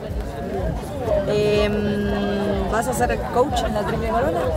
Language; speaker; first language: Spanish; native; Spanish